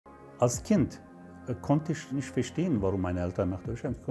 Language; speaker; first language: German; early bilingual, other home language; Turkish